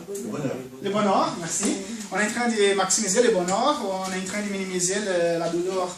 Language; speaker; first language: French; non-native, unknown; Portuguese